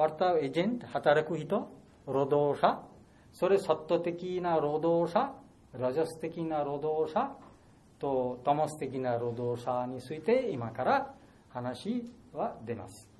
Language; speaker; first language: Japanese; non-native, learner; Bangla